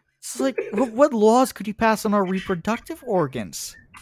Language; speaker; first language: English; native; English